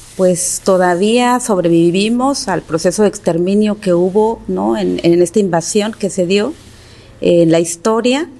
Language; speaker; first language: Spanish; non-native, local second language; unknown